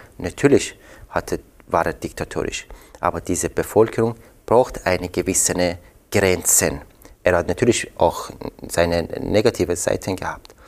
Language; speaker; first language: German; non-native, fluent; Persian